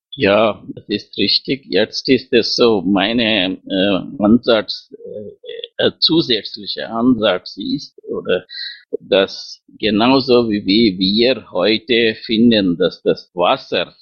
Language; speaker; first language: German; non-native, fluent; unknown